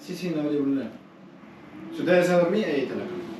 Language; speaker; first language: Spanish; native; Spanish